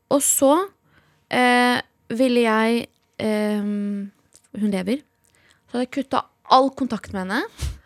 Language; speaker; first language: Norwegian; early bilingual, other home language; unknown